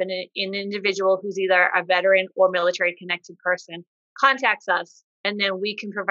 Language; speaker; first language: English; native; English